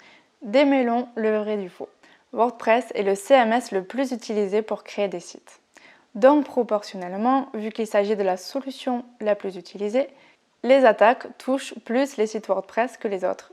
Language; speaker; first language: French; native; French